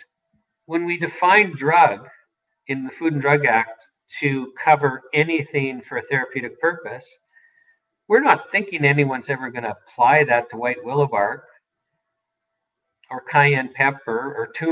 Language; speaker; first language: English; native; English